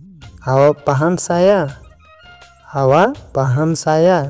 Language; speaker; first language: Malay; non-native, learner; Nepali